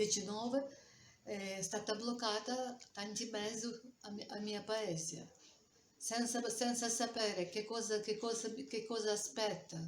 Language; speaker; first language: Italian; non-native, learner; Ukrainian